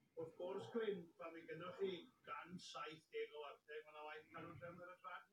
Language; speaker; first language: Welsh; native; Welsh